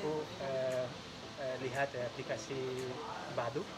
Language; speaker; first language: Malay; non-native, learner; Spanish